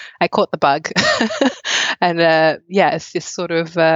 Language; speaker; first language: English; non-native, local second language; Nyanja